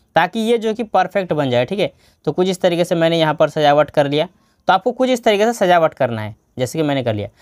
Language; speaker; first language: Hindi; non-native, local second language; Bangla